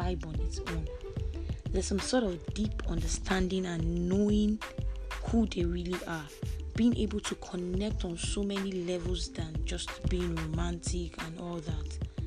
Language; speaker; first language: English; non-native, local second language; Igbo